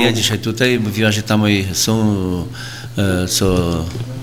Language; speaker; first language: Polish; early bilingual, heritage; Polish